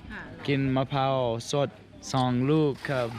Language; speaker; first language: Thai; non-native, learner; English